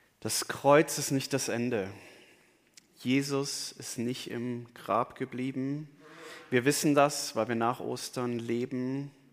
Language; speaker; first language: German; native; German